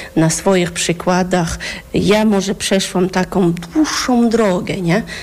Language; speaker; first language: Polish; non-native, fluent; Chechen